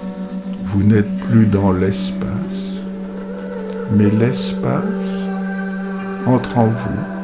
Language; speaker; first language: French; native; French